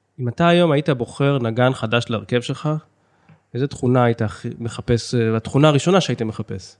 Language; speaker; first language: Hebrew; native; Hebrew